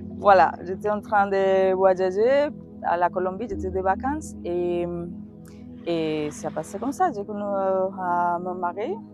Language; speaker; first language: French; non-native, learner; Spanish